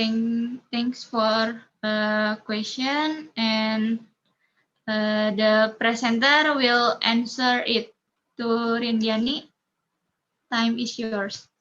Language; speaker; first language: English; non-native, learner; Indonesian